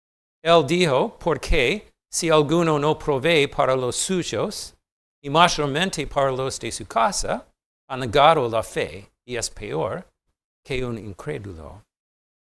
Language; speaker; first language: Spanish; non-native, fluent; English